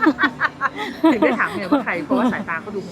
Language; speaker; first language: Thai; native; Thai